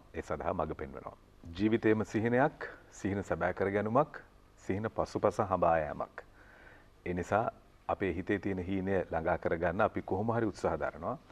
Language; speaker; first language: Sinhala; native; Sinhala